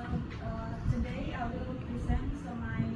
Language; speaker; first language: English; non-native, fluent; Indonesian